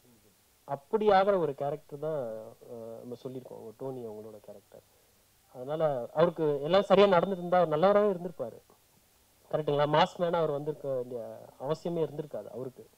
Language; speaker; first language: Tamil; native; Tamil